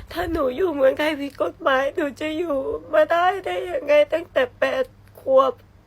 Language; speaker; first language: Thai; early bilingual, other home language; Vietnamese